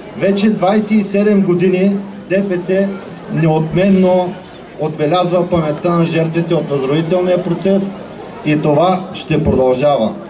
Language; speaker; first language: Bulgarian; non-native, local second language; Turkish